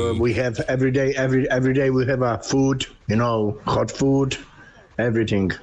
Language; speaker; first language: English; non-native, learner; Polish